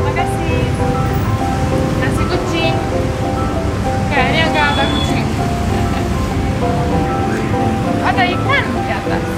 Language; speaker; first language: Indonesian; non-native, fluent; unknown